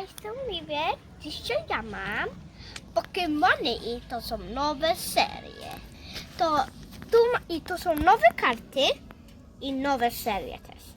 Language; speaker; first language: Polish; early bilingual, heritage; Polish